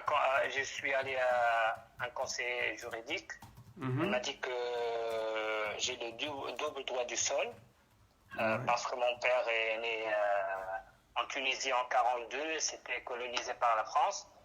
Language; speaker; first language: French; non-native, local second language; Arabic